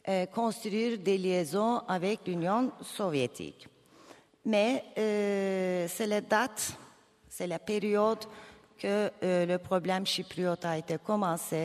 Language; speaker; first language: French; non-native, fluent; Turkish